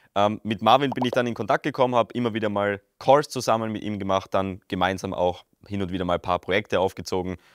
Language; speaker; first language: German; native; German